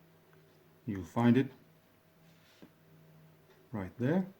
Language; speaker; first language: English; non-native, fluent; Danish